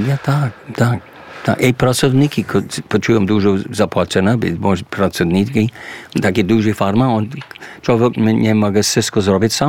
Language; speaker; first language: Polish; early bilingual, heritage; English